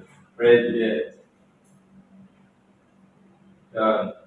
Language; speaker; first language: English; non-native, learner; Indonesian